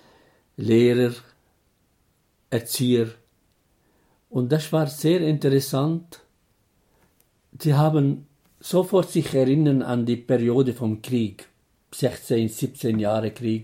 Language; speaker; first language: German; non-native, fluent; Arabic